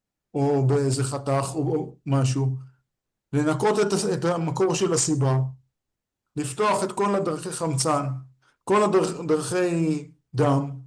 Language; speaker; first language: Hebrew; native; Hebrew